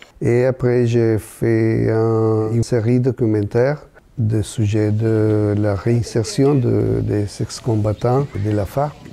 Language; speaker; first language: French; non-native, learner; Spanish